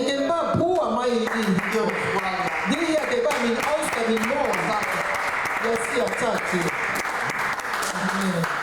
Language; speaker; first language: Danish; non-native, learner; French